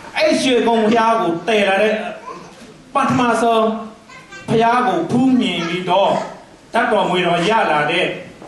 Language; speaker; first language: Burmese; non-native, local second language; Mon